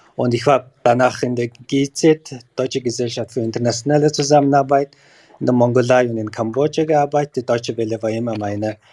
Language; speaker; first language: German; non-native, learner; Mongolian